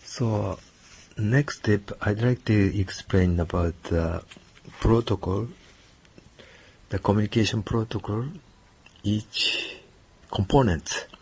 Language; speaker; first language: English; non-native, learner; Japanese